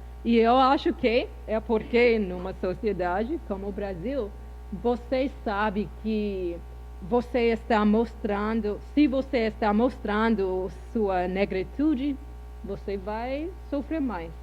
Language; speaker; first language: Portuguese; non-native, fluent; English